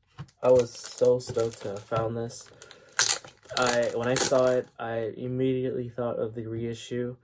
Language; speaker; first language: English; native; English